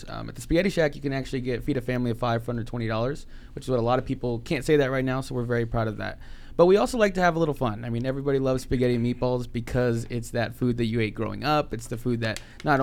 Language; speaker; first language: English; native; English